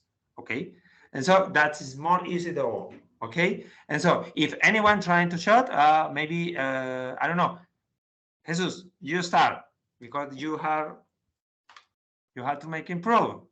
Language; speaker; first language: English; non-native, learner; Spanish